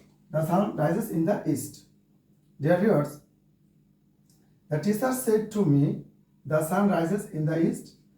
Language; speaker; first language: English; non-native, local second language; Bangla